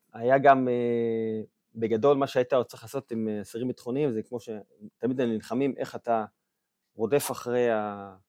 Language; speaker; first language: Hebrew; native; Hebrew